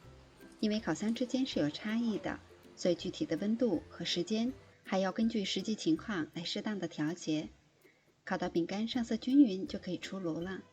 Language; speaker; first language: Chinese; native; Chinese